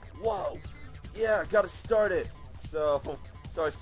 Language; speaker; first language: English; native; English